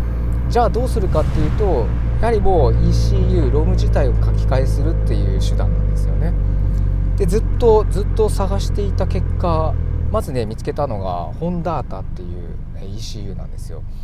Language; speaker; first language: Japanese; native; Japanese